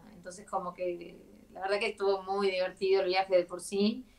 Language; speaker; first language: Spanish; native; Spanish